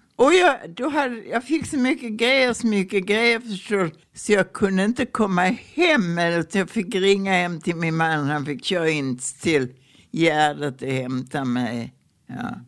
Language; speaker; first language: Swedish; native; Swedish